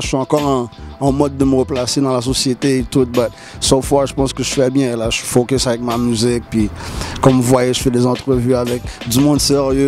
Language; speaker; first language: French; early bilingual, heritage; French